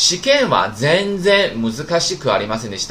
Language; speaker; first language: Japanese; non-native, fluent; Chinese